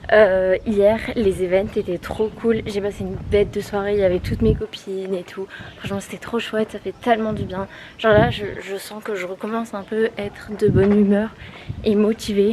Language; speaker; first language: French; native; French